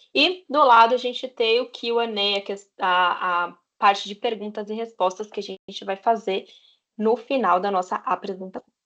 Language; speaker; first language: Portuguese; native; Portuguese